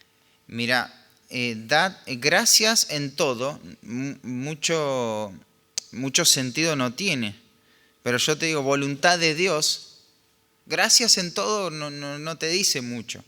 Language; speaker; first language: Spanish; native; Spanish